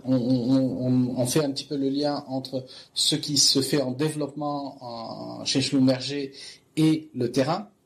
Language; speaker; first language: French; non-native, local second language; Arabic